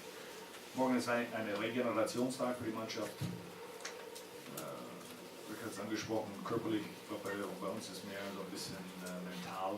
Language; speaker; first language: German; native; German